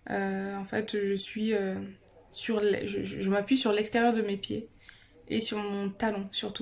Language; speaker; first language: French; native; French